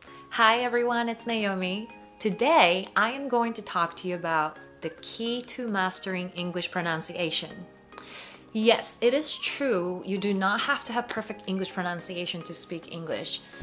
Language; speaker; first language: English; non-native, fluent; Japanese